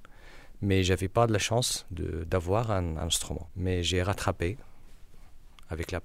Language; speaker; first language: French; non-native, learner; Arabic